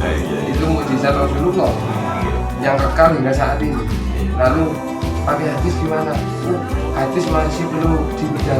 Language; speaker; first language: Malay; non-native, local second language; Javanese